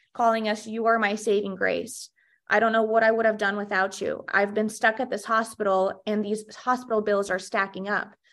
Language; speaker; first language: English; early bilingual, other home language; Russian